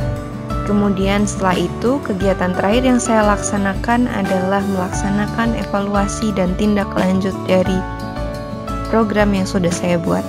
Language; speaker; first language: Indonesian; native; Indonesian